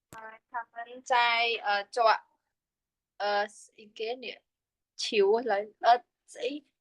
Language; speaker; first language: Chinese; non-native, learner; Khmer